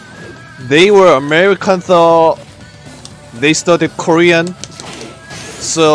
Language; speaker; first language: English; non-native, learner; Korean